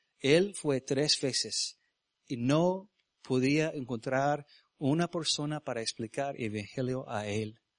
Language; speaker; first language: Spanish; early bilingual, heritage; Spanish